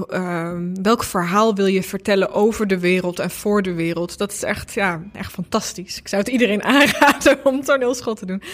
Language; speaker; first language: Dutch; early bilingual, other home language; Bosnian